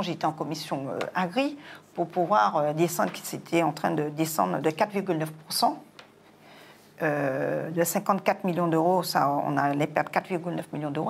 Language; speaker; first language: French; non-native, local second language; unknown